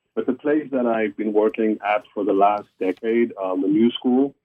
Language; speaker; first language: English; non-native, local second language; Afrikaans